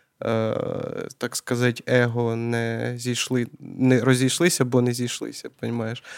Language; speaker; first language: Ukrainian; non-native, local second language; Russian